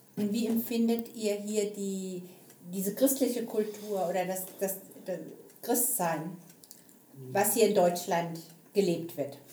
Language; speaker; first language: German; non-native, fluent; English